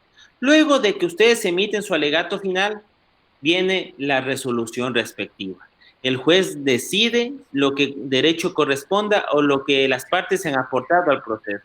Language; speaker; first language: Spanish; native; Spanish